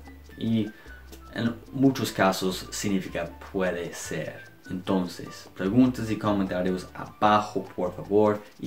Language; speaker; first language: Spanish; non-native, fluent; English